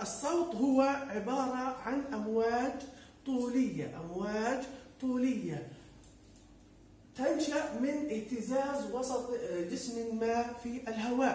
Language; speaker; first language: Arabic; native; Arabic